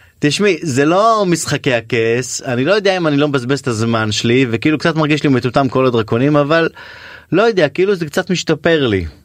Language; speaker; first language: Hebrew; native; Hebrew